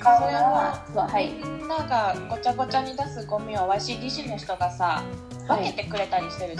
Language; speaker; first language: Japanese; native; Japanese